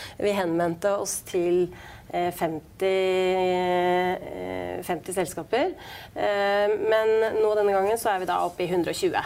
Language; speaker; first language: Norwegian; native; Norwegian